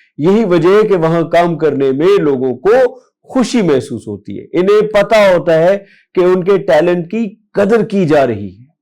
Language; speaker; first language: Urdu; non-native, local second language; Punjabi